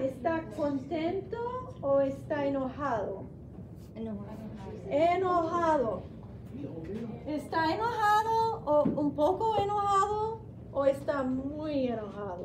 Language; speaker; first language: Spanish; non-native, fluent; English